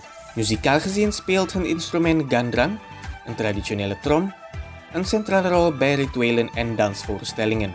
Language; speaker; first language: Dutch; non-native, fluent; Indonesian